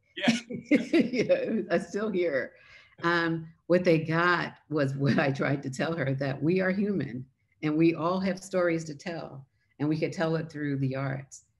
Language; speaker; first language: English; native; English